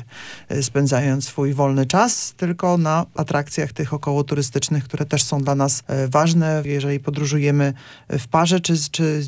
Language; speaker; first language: Polish; native; Polish